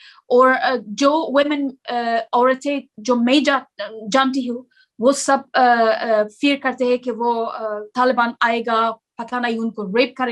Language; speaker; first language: Hindi; non-native, learner; Persian